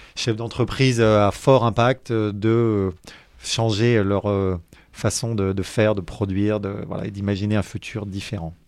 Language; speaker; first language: French; native; French